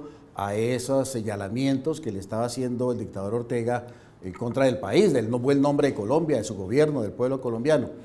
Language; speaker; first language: Spanish; native; Spanish